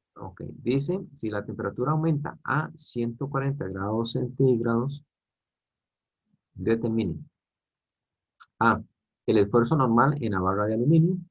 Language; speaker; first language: Spanish; native; Spanish